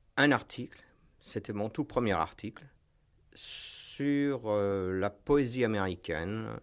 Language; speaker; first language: French; native; French